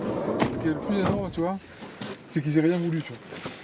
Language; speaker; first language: French; native; French